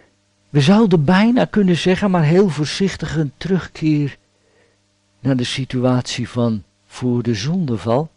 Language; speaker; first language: Dutch; native; Dutch